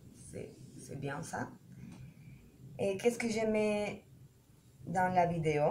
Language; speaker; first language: French; non-native, learner; Spanish